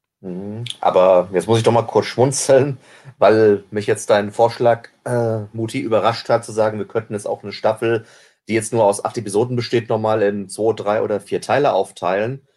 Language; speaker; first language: German; native; German